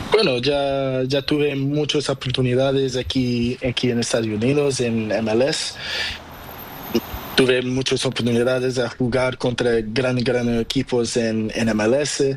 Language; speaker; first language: Spanish; non-native, learner; Portuguese